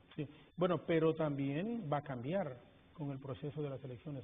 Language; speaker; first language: Spanish; native; Spanish